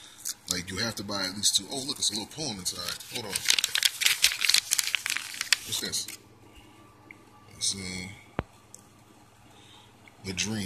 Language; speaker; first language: English; native; English